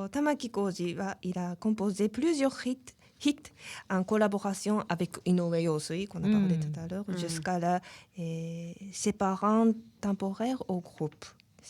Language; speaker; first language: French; non-native, fluent; Japanese